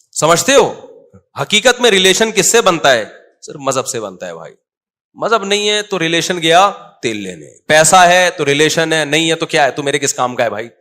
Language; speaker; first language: Urdu; native; Urdu